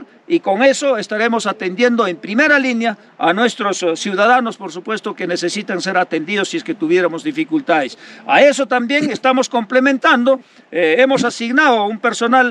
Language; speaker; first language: Spanish; native; Spanish